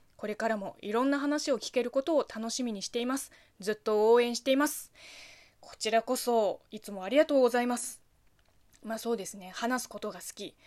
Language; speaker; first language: Japanese; non-native, fluent; Chinese